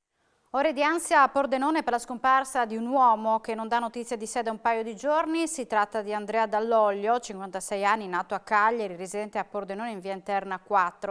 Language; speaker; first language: Italian; native; Italian